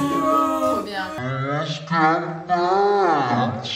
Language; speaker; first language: French; native; French